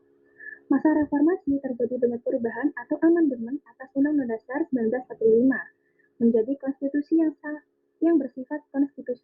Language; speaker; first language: Indonesian; native; Indonesian